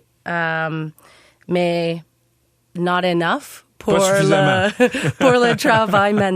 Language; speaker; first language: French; non-native, learner; English